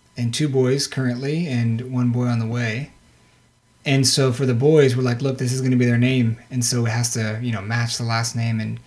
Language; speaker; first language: English; native; English